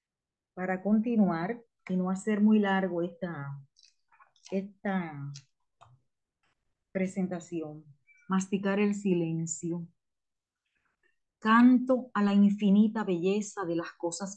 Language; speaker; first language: Spanish; native; Spanish